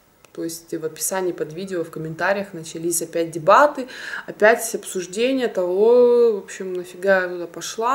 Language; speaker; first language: Russian; native; Russian